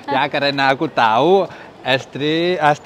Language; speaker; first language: Indonesian; non-native, learner; Spanish